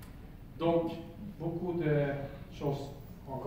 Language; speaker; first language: French; non-native, learner; Swedish